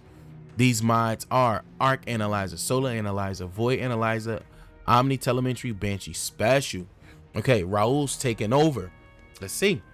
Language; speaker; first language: English; native; English